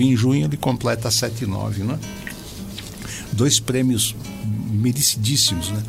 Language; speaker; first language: Portuguese; native; Portuguese